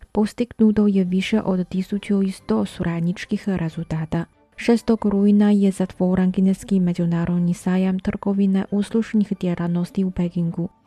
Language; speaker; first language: Croatian; non-native, fluent; Chinese